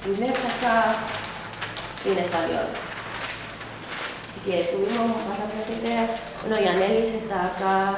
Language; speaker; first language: Spanish; non-native, fluent; English